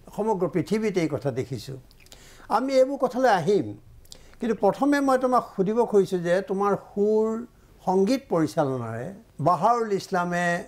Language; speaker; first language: Assamese; native; Assamese